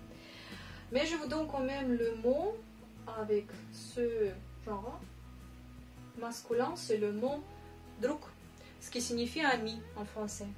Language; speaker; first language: French; non-native, fluent; Russian